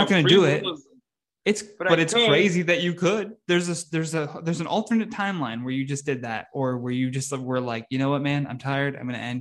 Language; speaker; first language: English; native; English